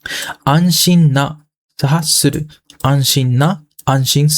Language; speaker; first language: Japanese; non-native, fluent; Sinhala